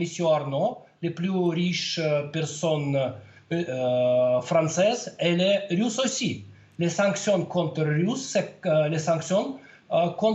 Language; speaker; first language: French; non-native, learner; Russian